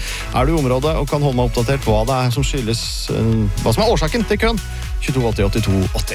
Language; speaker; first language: Norwegian; native; Norwegian